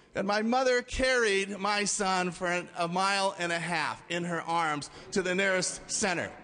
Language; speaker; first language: English; native; English